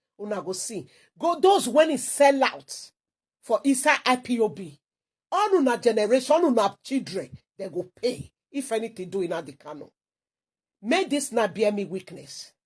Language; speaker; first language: Nigerian Pidgin; non-native, local second language; Igbo